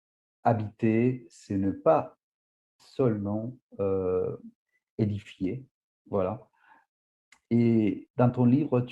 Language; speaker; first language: French; non-native, fluent; Spanish